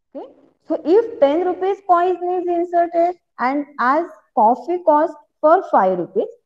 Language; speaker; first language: English; non-native, local second language; Marathi